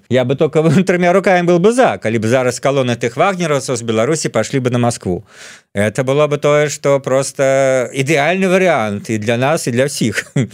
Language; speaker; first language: Belarusian; non-native, local second language; Russian